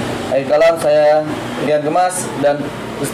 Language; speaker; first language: Malay; native; Malay